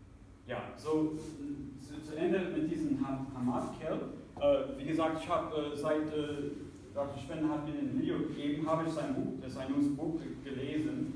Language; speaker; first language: German; non-native, fluent; English